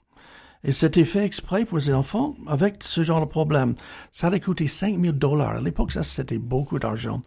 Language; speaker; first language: French; non-native, fluent; English